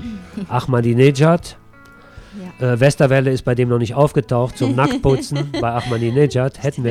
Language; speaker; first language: German; native; German